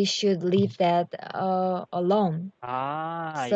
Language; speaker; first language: English; non-native, learner; Korean